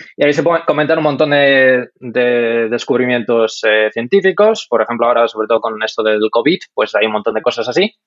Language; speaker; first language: Spanish; native; Spanish